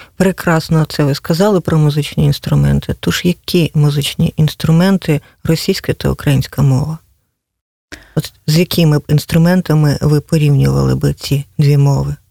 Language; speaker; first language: Ukrainian; native; Ukrainian